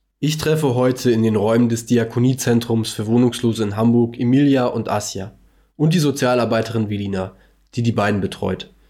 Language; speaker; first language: German; native; German